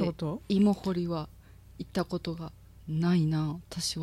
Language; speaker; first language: Japanese; native; Japanese